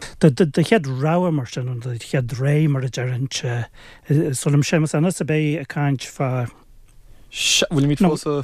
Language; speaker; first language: Irish; native; Irish